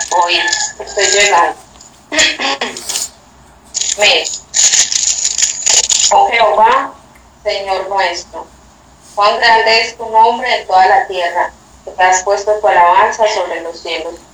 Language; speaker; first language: Spanish; native; Spanish